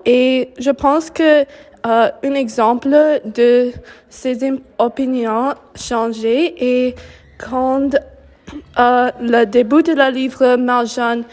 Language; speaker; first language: French; non-native, learner; English